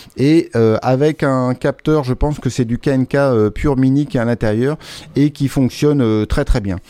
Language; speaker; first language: French; native; French